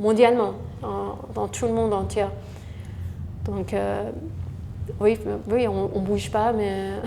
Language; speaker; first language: French; non-native, fluent; Persian